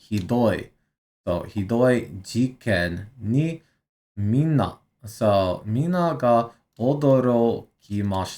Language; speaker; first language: Japanese; non-native, learner; English